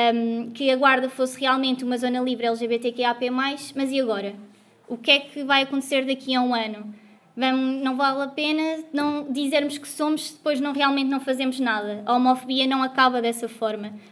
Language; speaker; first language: Portuguese; native; Portuguese